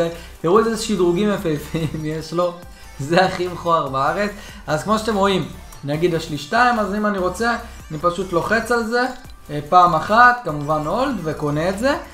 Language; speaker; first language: Hebrew; native; Hebrew